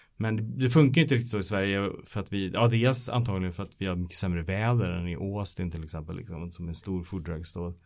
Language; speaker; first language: Swedish; native; Swedish